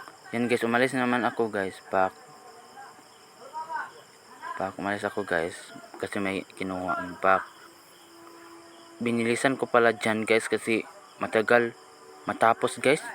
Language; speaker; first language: Filipino; non-native, local second language; Cebuano